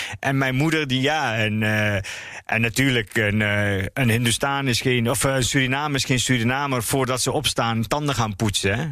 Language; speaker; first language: Dutch; early bilingual, other home language; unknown